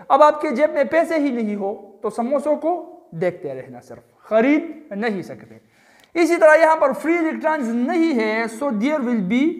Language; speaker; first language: Urdu; non-native, local second language; Pashto